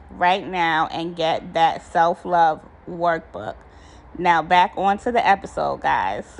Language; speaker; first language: English; native; English